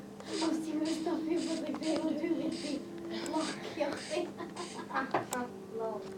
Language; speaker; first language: Welsh; non-native, local second language; English